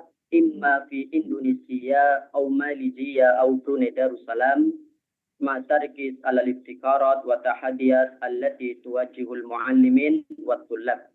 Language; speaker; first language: Arabic; non-native, fluent; Indonesian